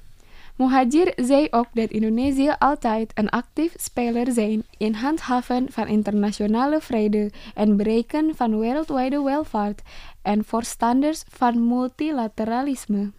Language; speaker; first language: Dutch; non-native, fluent; Indonesian